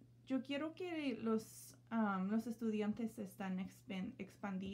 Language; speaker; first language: Spanish; non-native, learner; English